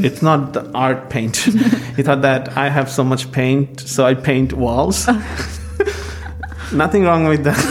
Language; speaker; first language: English; non-native, local second language; Bangla